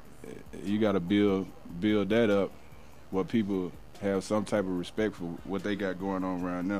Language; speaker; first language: English; native; English